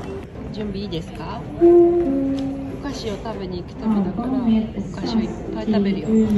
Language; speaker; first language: Japanese; native; Japanese